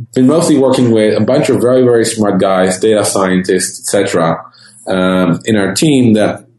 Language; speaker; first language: English; non-native, fluent; Dutch